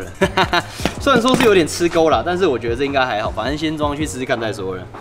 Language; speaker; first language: Chinese; native; Chinese